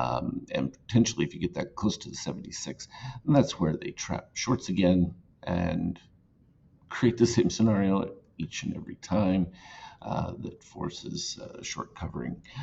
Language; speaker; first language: English; native; English